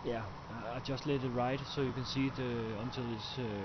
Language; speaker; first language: English; non-native, fluent; Danish